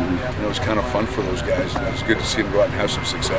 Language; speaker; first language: English; native; English